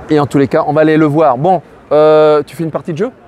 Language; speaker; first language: French; native; French